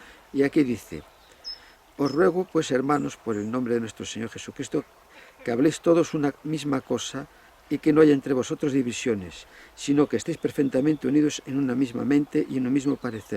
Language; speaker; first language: Spanish; native; Spanish